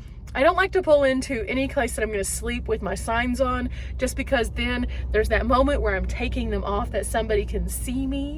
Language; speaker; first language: English; native; English